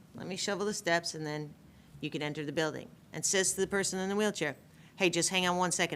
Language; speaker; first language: English; native; English